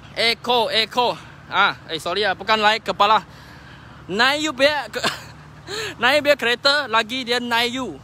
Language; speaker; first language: Malay; non-native, local second language; Chinese